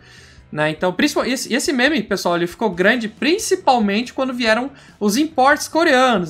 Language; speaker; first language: Portuguese; native; Portuguese